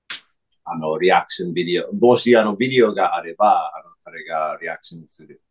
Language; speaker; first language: Japanese; non-native, fluent; English